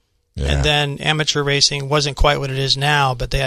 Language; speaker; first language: English; native; English